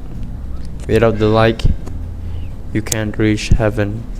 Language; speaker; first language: English; non-native, fluent; Indonesian